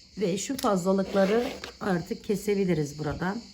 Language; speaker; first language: Turkish; native; Turkish